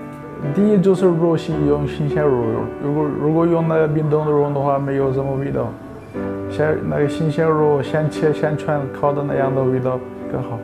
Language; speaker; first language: Chinese; non-native, local second language; Uyghur